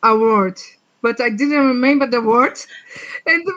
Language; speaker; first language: English; non-native, learner; Portuguese